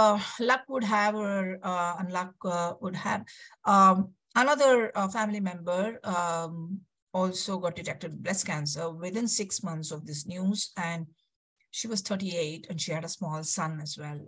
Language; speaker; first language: English; non-native, local second language; Kannada